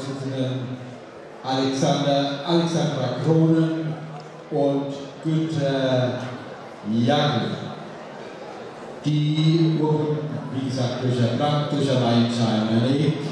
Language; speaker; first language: German; native; German